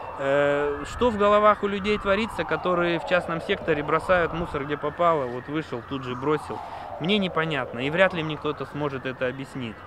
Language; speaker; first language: Russian; native; Russian